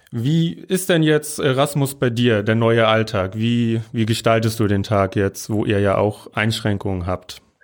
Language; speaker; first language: German; native; German